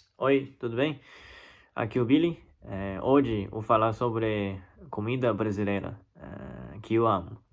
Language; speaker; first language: Portuguese; non-native, fluent; Chinese